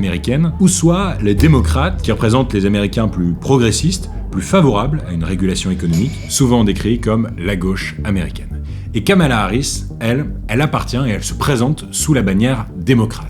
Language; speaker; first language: French; native; French